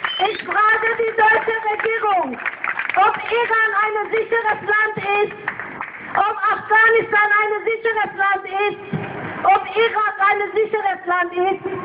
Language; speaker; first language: German; non-native, fluent; Persian